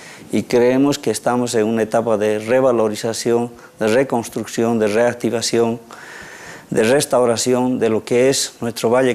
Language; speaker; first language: Spanish; native; Spanish